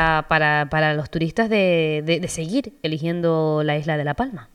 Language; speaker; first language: Spanish; native; Spanish